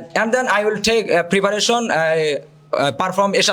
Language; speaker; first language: English; non-native, learner; Bangla